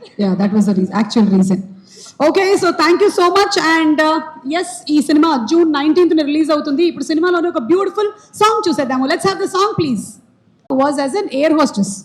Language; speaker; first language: Telugu; native; Telugu